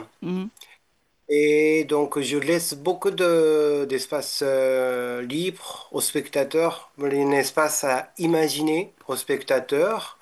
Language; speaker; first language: French; non-native, fluent; Japanese